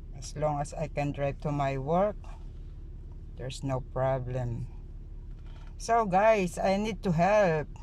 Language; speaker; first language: English; non-native, local second language; Filipino